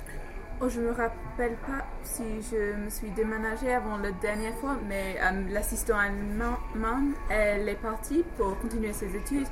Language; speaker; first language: French; non-native, fluent; English